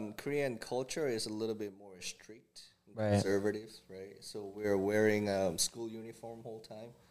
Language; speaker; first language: English; non-native, fluent; Korean